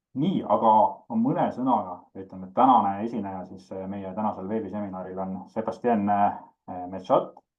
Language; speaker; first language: Estonian; native; Estonian